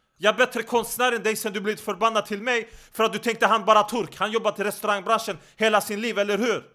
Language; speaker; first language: Swedish; non-native, fluent; Turkish